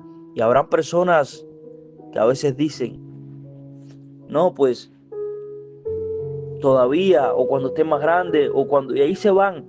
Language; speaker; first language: Spanish; native; Spanish